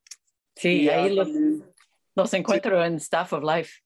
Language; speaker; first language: Spanish; non-native, fluent; English